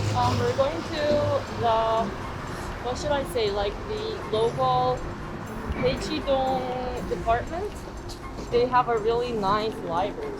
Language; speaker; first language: English; non-native, fluent; Korean